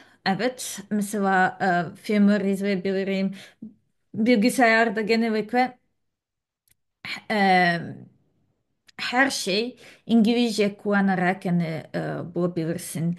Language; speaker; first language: Turkish; non-native, learner; Serbian